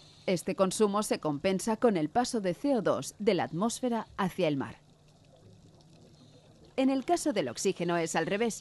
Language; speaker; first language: Spanish; native; Spanish